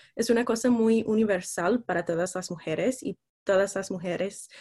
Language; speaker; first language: Spanish; non-native, fluent; English